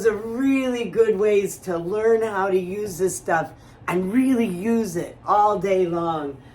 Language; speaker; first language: English; native; English